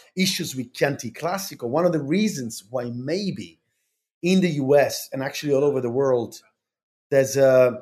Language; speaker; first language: English; non-native, fluent; Italian